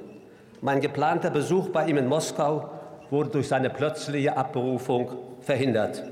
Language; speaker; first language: German; native; German